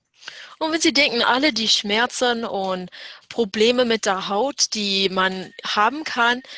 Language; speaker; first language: German; non-native, fluent; English